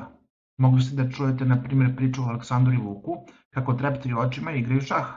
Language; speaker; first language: Bosnian; native; Bosnian